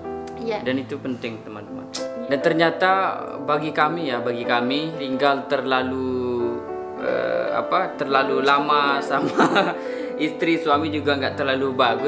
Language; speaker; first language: Indonesian; non-native, local second language; Sasak